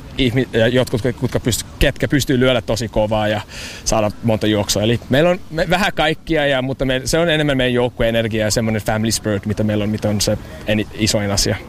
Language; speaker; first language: Finnish; non-native, fluent; English